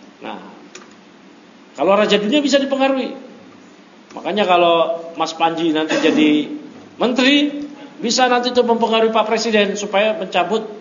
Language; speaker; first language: Indonesian; native; Indonesian